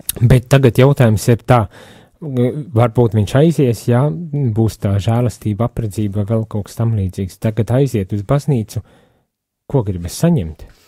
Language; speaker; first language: Latvian; native; Latvian